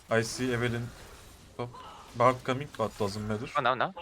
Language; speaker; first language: English; non-native, learner; Turkish